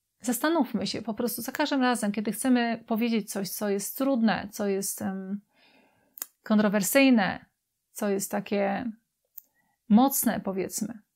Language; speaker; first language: Polish; native; Polish